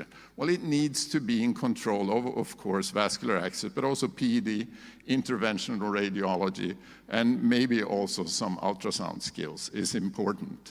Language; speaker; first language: English; non-native, fluent; Swedish